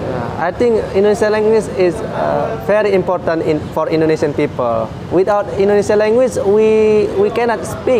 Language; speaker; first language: English; non-native, fluent; Indonesian